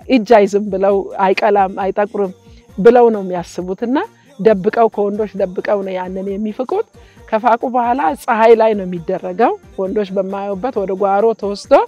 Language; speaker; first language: Amharic; non-native, local second language; Wolaytta